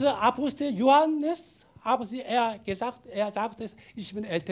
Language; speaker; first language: German; non-native, learner; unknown